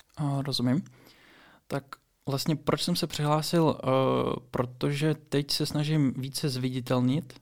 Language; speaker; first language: Czech; early bilingual, other home language; Russian